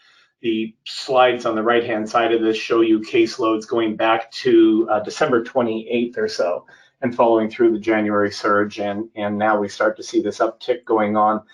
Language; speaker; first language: English; native; English